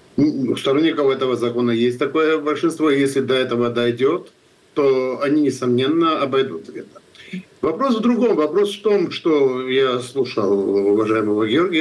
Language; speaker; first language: Russian; non-native, fluent; Georgian